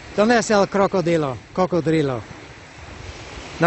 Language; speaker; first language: Spanish; non-native, learner; English